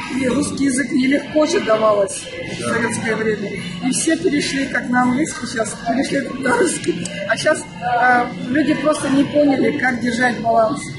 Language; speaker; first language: Russian; non-native, local second language; Kazakh